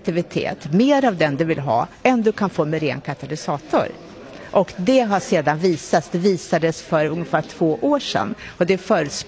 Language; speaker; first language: Swedish; non-native, fluent; Arabic